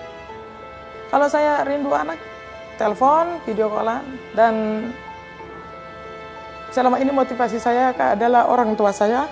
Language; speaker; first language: Indonesian; native; Indonesian